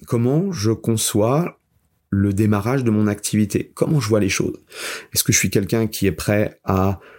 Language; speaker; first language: French; native; French